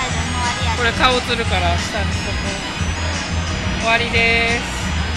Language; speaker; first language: Japanese; native; Japanese